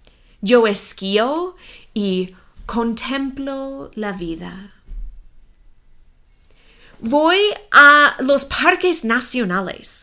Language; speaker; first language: Spanish; non-native, fluent; English